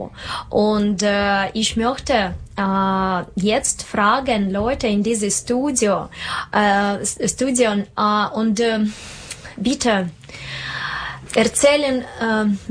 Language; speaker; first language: German; non-native, learner; Russian